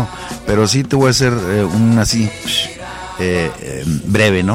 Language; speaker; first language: Spanish; native; Spanish